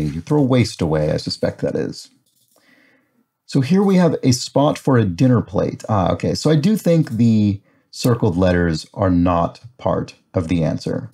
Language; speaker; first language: English; native; English